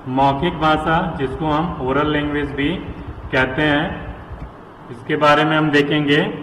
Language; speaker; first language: Hindi; native; Hindi